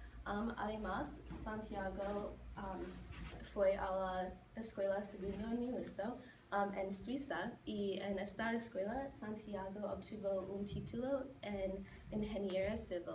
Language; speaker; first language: Spanish; non-native, learner; English